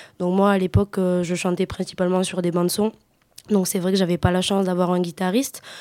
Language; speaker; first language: French; native; French